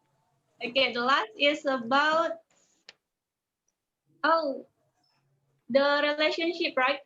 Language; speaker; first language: English; non-native, learner; Indonesian